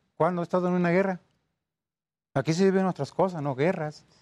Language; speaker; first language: Spanish; native; Spanish